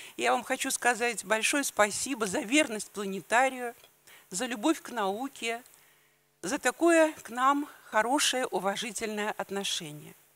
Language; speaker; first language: Russian; native; Russian